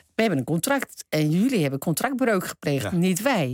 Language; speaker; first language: Dutch; early bilingual, other home language; Turkish